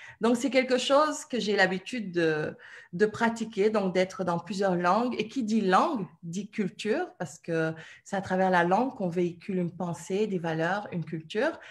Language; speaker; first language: French; non-native, local second language; Wolof